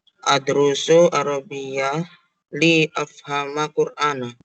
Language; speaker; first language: Arabic; non-native, fluent; Indonesian